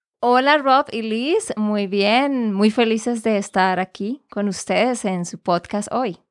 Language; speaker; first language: Spanish; native; Spanish